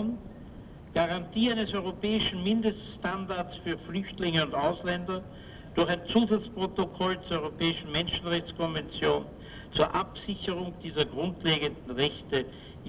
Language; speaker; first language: German; native; German